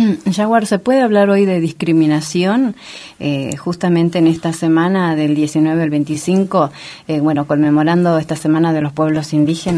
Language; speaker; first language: Spanish; native; Spanish